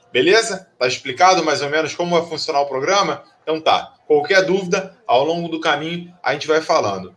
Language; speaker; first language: Portuguese; native; Portuguese